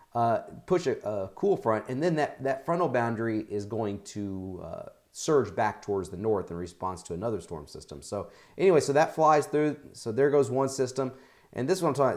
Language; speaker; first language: English; native; English